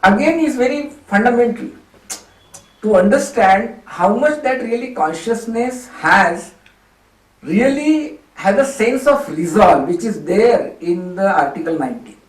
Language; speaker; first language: English; non-native, local second language; Hindi